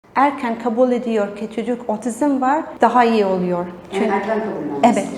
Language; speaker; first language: Turkish; non-native, learner; Arabic